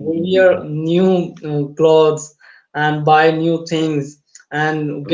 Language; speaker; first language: English; non-native, learner; Urdu